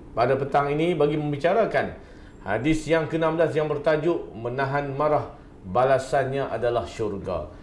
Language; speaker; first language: Malay; native; Malay